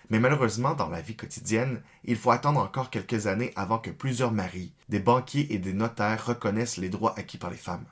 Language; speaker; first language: French; native; French